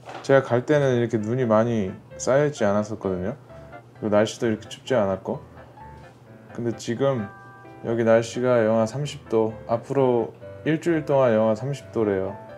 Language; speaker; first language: Korean; native; Korean